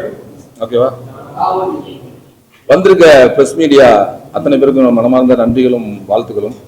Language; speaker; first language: Tamil; native; Tamil